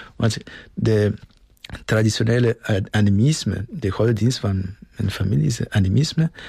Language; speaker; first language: Dutch; non-native, fluent; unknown